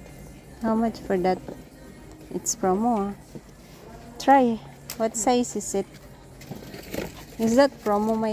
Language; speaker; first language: English; non-native, local second language; Filipino